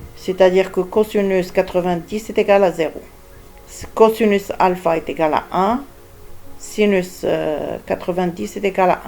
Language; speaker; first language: French; non-native, local second language; Arabic